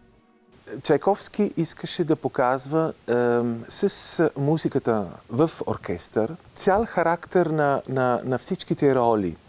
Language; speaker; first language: Bulgarian; non-native, fluent; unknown